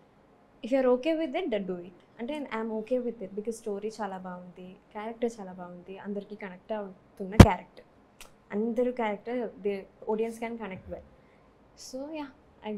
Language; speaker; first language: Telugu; non-native, learner; Malayalam